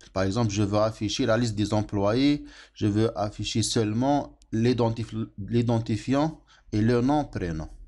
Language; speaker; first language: French; non-native, local second language; Arabic